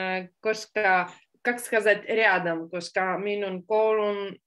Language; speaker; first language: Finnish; non-native, learner; Russian